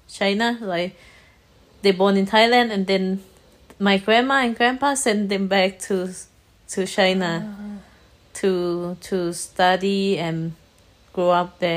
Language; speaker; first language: English; non-native, learner; Thai